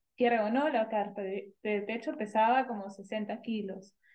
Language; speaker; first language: Spanish; non-native, fluent; German